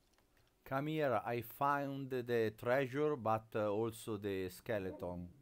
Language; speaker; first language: English; non-native, learner; Italian